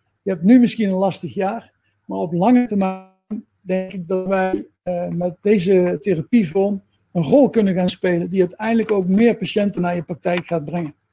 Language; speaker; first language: Dutch; native; Dutch